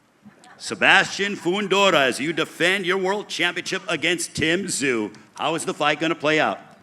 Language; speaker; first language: English; native; English